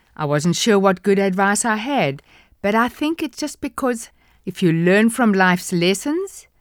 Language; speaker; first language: English; native; English